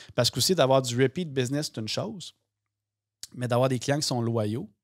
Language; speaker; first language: French; native; French